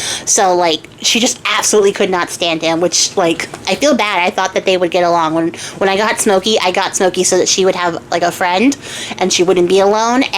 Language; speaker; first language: English; native; English